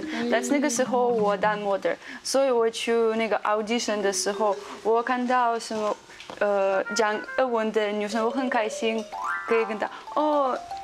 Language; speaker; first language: Chinese; non-native, fluent; Russian